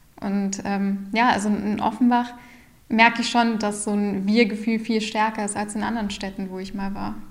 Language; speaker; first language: German; early bilingual, other home language; Urdu